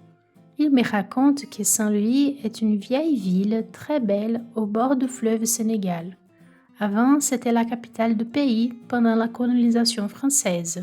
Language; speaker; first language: French; non-native, fluent; Portuguese